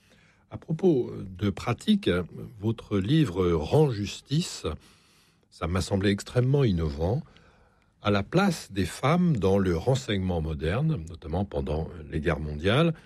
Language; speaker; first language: French; native; French